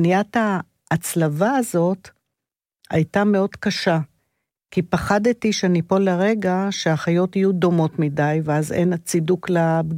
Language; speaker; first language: Hebrew; native; Hebrew